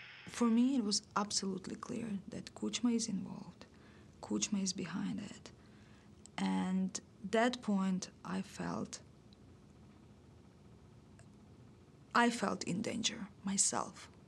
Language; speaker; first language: English; non-native, fluent; Ukrainian